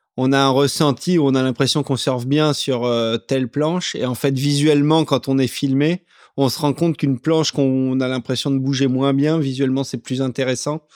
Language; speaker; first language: French; native; French